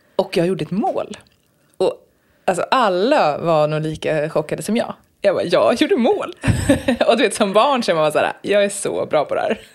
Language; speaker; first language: Swedish; native; Swedish